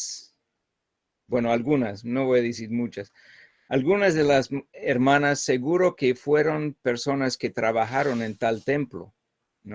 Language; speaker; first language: Spanish; non-native, fluent; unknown